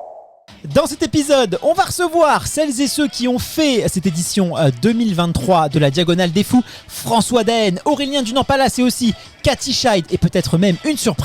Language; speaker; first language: French; native; French